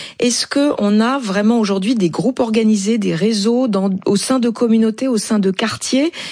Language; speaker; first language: French; native; French